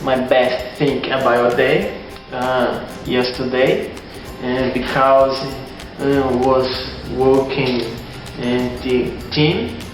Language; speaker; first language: English; non-native, learner; Portuguese